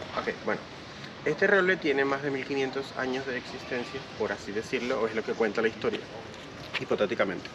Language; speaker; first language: Spanish; native; Spanish